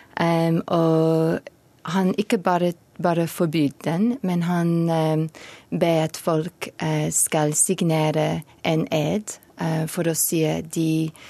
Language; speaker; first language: Norwegian; non-native, learner; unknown